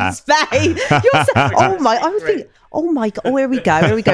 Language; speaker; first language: English; native; English